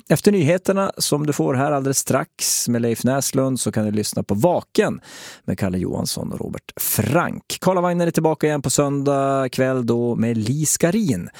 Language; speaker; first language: Swedish; native; Swedish